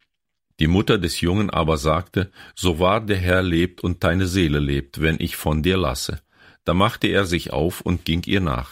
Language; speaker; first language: German; native; German